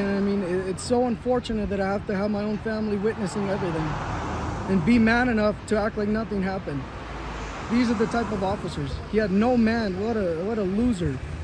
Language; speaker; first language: English; early bilingual, other home language; Spanish